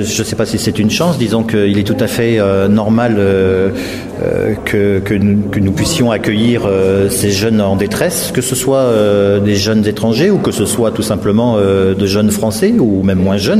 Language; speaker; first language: French; native; French